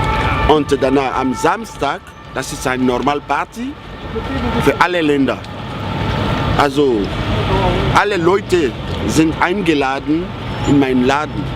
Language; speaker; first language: German; non-native, learner; French